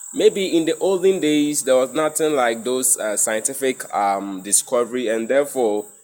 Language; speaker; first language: English; non-native, local second language; Akan